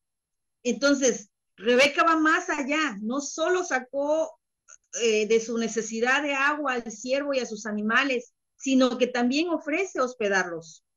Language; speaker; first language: Spanish; native; Spanish